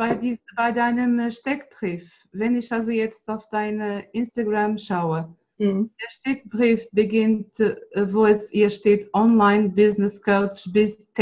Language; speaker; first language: German; non-native, fluent; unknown